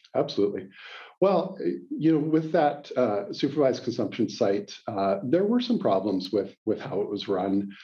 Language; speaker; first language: English; native; English